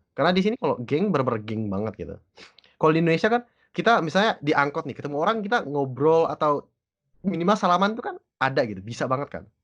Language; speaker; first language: Indonesian; early bilingual, other home language; English